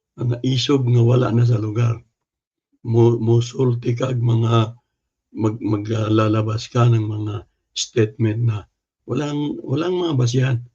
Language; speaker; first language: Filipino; non-native, local second language; Cebuano